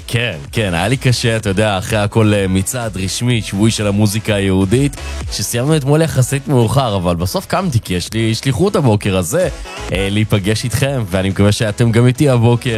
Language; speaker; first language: Hebrew; native; Hebrew